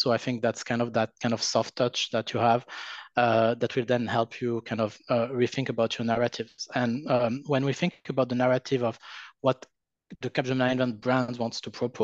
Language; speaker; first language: English; non-native, fluent; French